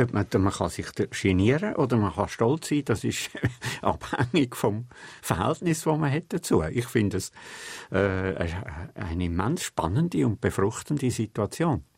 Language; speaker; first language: German; native; German